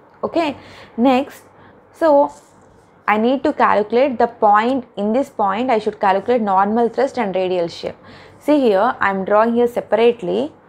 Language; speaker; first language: English; non-native, local second language; Telugu